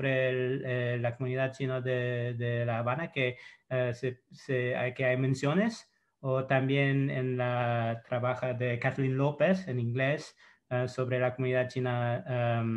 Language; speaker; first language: Spanish; non-native, fluent; English